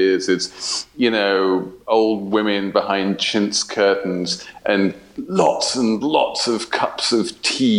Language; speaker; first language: English; native; English